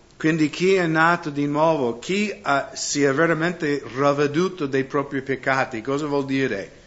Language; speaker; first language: Italian; non-native, fluent; English